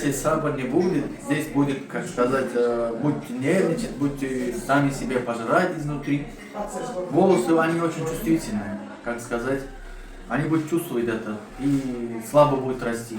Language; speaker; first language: Russian; non-native, learner; Tajik